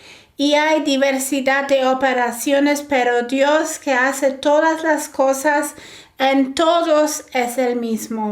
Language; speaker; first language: Spanish; non-native, fluent; German